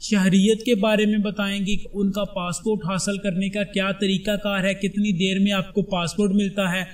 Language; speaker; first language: Hindi; non-native, local second language; Punjabi